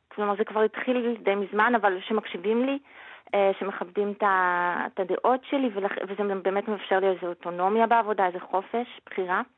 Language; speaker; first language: Hebrew; native; Hebrew